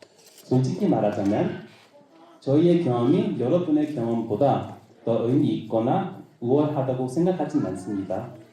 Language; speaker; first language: Korean; non-native, fluent; English